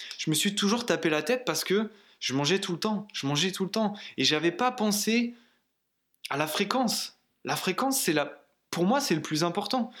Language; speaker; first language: French; native; French